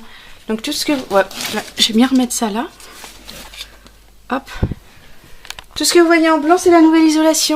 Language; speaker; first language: French; native; French